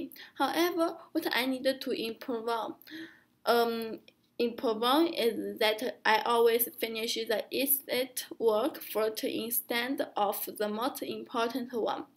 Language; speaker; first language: English; non-native, learner; Chinese